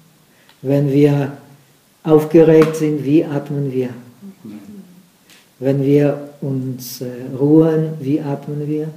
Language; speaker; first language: German; non-native, fluent; Czech